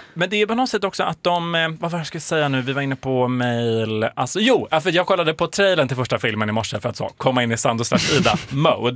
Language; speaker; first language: Swedish; native; Swedish